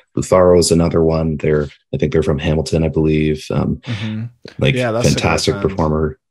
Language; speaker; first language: English; native; English